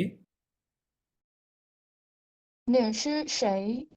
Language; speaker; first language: Chinese; non-native, learner; Urdu